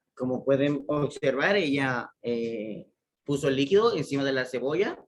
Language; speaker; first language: Spanish; native; Spanish